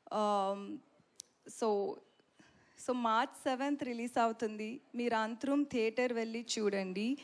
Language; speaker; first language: Telugu; non-native, learner; Tamil